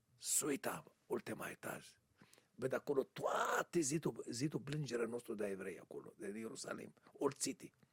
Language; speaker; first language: Romanian; non-native, learner; Hebrew